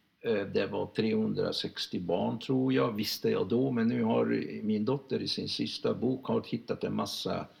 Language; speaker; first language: Swedish; non-native, fluent; Hungarian